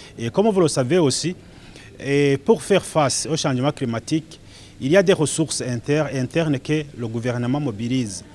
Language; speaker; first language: French; non-native, local second language; Rundi